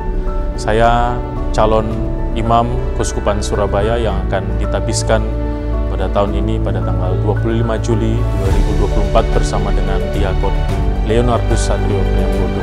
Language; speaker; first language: Indonesian; native; Indonesian